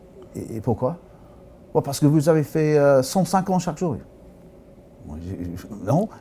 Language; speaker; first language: French; non-native, fluent; English